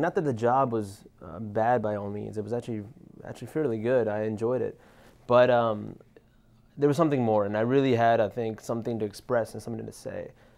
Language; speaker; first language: English; early bilingual, other home language; Urdu